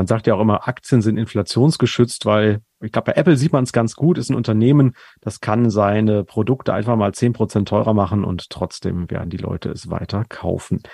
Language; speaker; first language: German; native; German